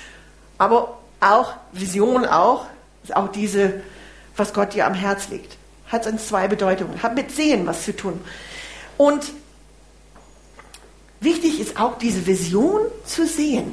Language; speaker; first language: German; non-native, fluent; English